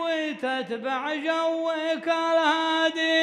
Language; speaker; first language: Arabic; native; Arabic